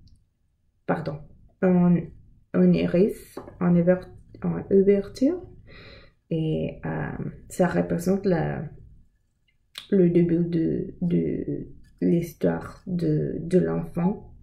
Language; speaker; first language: French; non-native, learner; English